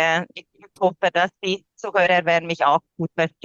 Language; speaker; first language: German; non-native, fluent; Hungarian